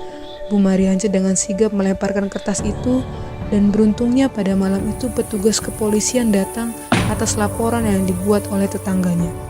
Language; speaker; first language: Indonesian; native; Indonesian